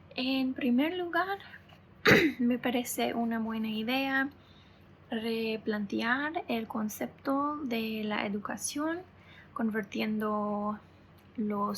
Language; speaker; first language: Spanish; non-native, fluent; English